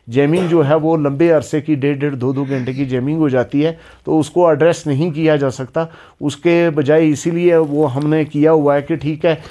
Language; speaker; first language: Hindi; non-native, local second language; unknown